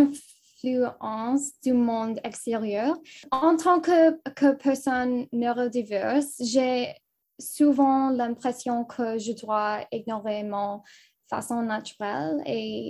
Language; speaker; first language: French; non-native, local second language; English